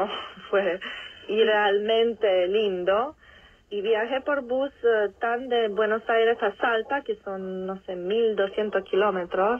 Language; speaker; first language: Spanish; non-native, fluent; Romanian